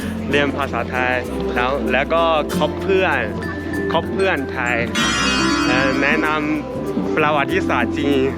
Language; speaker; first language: Thai; non-native, learner; Chinese